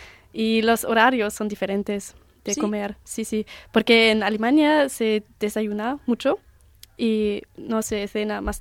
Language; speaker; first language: Spanish; non-native, learner; German